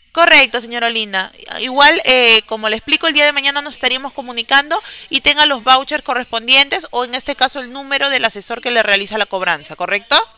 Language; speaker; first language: Spanish; native; Spanish